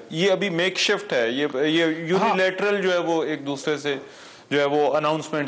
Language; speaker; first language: Urdu; native; Urdu